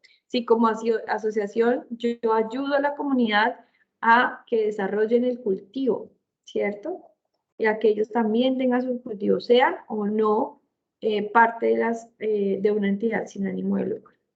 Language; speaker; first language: Spanish; native; Spanish